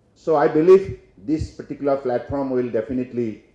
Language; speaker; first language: English; non-native, local second language; Assamese